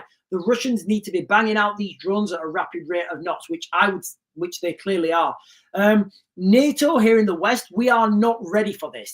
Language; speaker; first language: English; native; English